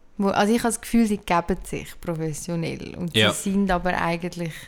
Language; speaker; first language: German; native; German